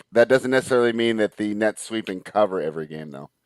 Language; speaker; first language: English; native; English